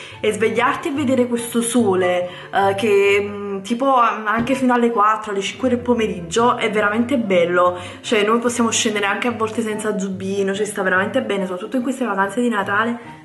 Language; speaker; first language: Italian; native; Italian